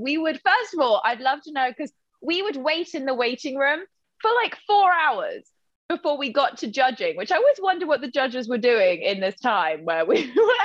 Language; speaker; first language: English; native; English